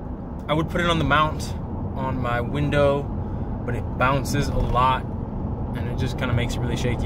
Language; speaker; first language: English; native; English